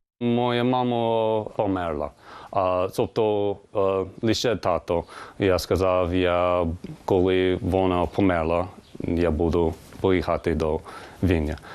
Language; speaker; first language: Ukrainian; non-native, learner; English